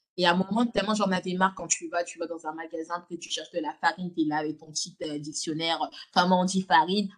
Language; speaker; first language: French; native; French